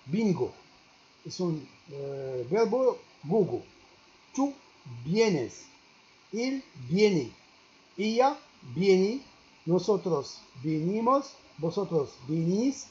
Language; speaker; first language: Spanish; non-native, learner; Arabic